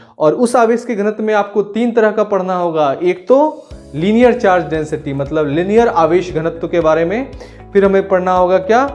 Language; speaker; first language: Hindi; native; Hindi